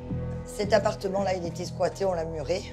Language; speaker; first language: French; native; French